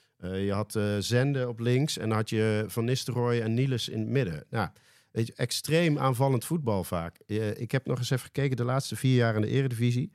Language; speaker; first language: Dutch; native; Dutch